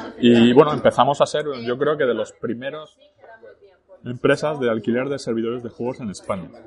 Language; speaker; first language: Spanish; early bilingual, other home language; French